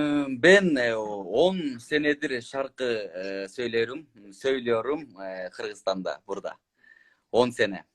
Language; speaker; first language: Turkish; non-native, learner; Kyrgyz